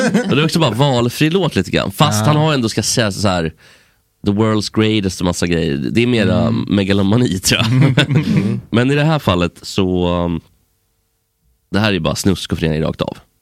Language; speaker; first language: Swedish; native; Swedish